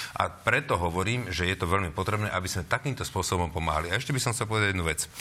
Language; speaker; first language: Slovak; native; Slovak